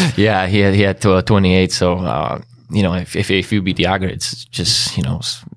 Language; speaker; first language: English; non-native, fluent; Czech